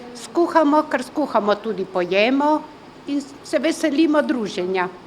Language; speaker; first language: Slovenian; native; Slovenian